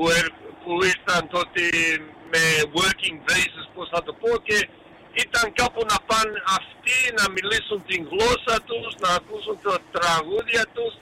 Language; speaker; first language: Greek; early bilingual, heritage; Greek